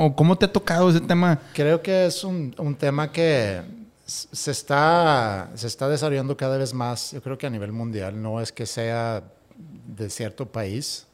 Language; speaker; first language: Spanish; non-native, fluent; Swedish